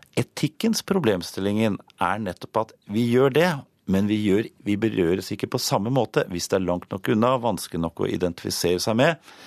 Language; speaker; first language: Norwegian; native; Norwegian